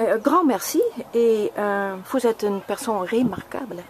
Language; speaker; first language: French; non-native, learner; Dutch